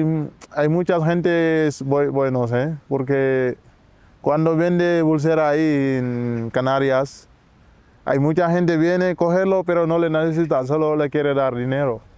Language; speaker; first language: Spanish; non-native, learner; Wolof